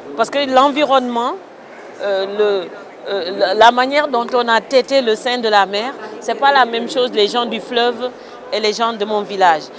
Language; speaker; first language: French; non-native, local second language; Wolof